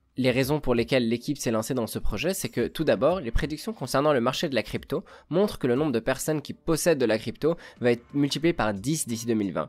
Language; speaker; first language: French; native; French